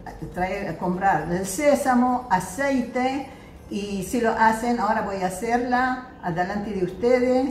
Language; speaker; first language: Spanish; non-native, fluent; Arabic